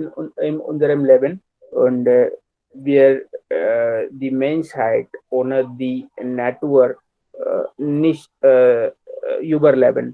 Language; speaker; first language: German; non-native, learner; Hindi